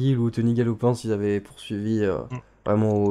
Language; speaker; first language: French; native; French